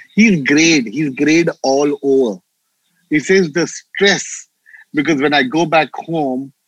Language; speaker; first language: English; non-native, local second language; Hindi